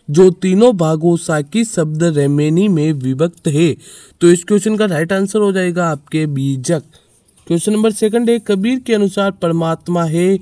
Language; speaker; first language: Hindi; native; Hindi